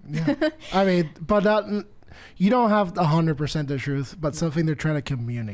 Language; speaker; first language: English; native; English